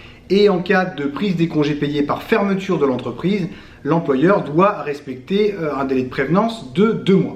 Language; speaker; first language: French; native; French